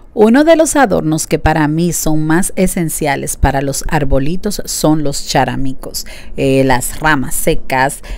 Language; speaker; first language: Spanish; native; Spanish